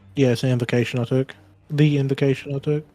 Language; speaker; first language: English; native; English